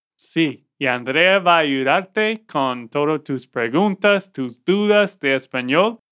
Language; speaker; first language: Spanish; non-native, fluent; English